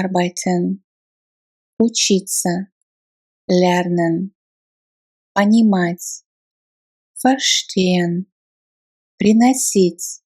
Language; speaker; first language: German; non-native, fluent; Russian